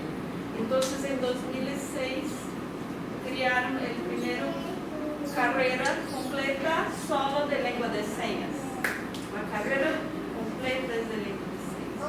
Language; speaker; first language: Spanish; non-native, fluent; Portuguese